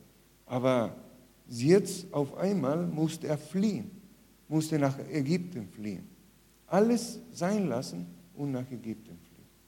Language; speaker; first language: German; non-native, fluent; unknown